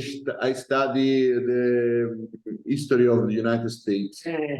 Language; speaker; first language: English; non-native, learner; Italian